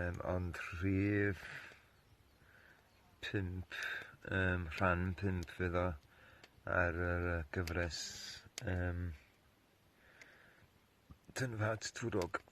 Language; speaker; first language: Welsh; native; Welsh